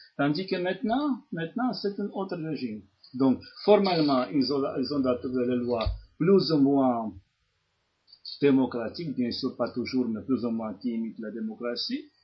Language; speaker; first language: French; non-native, fluent; Georgian